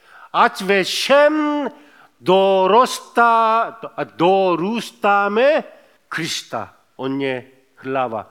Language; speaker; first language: Czech; non-native, fluent; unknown